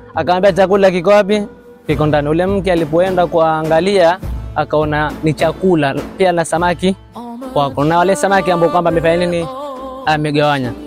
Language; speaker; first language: Swahili; native; Swahili